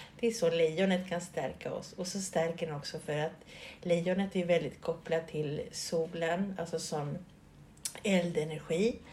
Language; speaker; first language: Swedish; early bilingual, other home language; Spanish